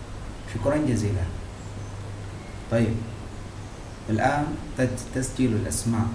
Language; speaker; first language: Arabic; non-native, fluent; Indonesian